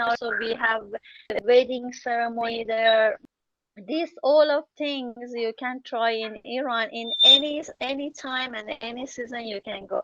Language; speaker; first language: English; non-native, learner; Persian